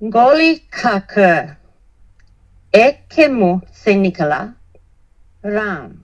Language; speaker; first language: Hindi; non-native, learner; English